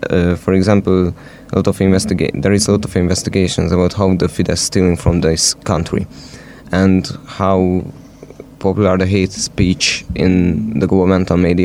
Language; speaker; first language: English; non-native, fluent; Hungarian